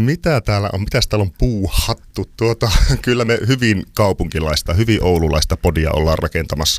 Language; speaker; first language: Finnish; native; Finnish